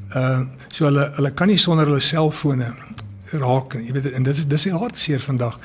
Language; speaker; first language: Afrikaans; early bilingual, other home language; English